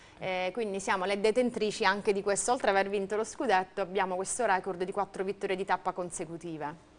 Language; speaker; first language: Italian; native; Italian